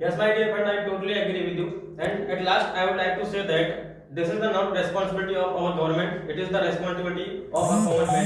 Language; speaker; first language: English; non-native, learner; Hindi